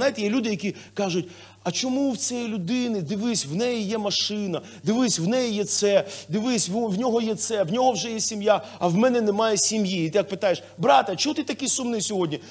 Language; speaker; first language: Ukrainian; non-native, local second language; Russian